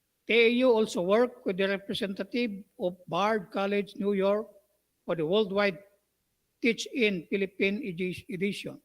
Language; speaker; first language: English; non-native, fluent; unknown